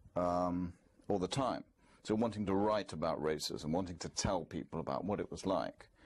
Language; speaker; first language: English; native; English